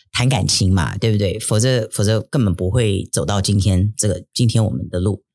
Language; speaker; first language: Chinese; early bilingual, heritage; Chinese